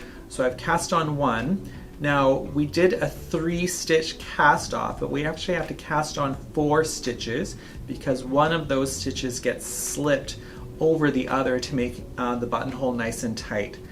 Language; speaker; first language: English; native; English